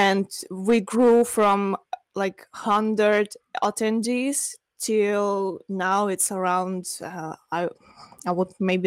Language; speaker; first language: English; non-native, fluent; Russian